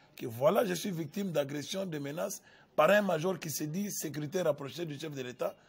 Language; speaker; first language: French; non-native, local second language; Lingala